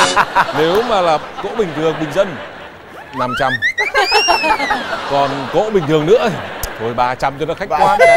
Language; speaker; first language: Vietnamese; native; Vietnamese